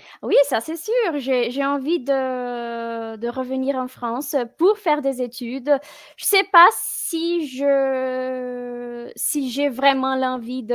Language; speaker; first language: French; non-native, fluent; Portuguese